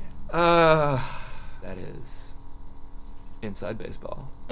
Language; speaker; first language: English; native; English